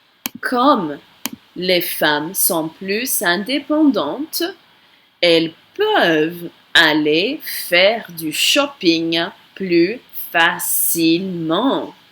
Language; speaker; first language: French; non-native, fluent; English